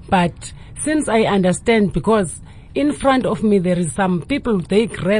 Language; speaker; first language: English; non-native, local second language; Xhosa